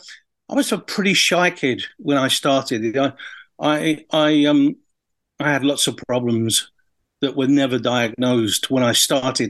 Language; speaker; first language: English; native; English